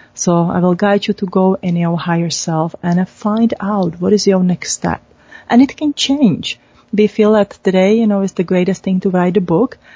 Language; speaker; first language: English; non-native, fluent; Czech